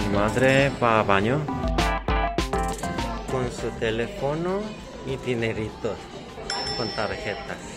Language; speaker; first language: Spanish; non-native, learner; Korean